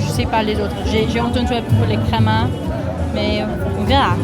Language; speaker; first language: French; non-native, learner; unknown